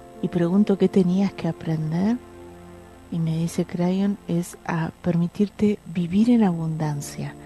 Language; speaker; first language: Spanish; native; Spanish